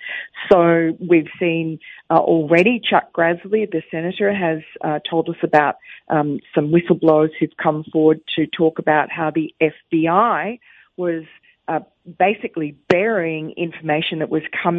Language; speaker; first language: English; native; English